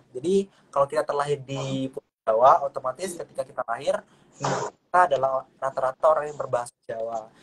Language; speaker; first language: Indonesian; non-native, local second language; Malay